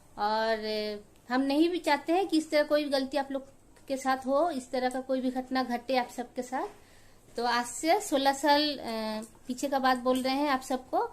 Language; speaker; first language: Hindi; non-native, local second language; Bangla